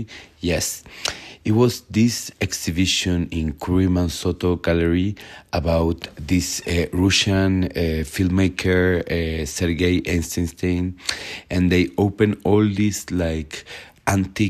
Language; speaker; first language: English; non-native, learner; Spanish